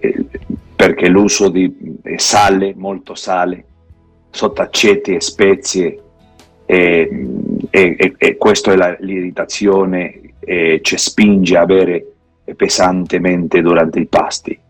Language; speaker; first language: Italian; non-native, fluent; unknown